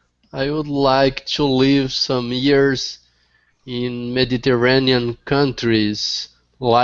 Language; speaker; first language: English; non-native, learner; Portuguese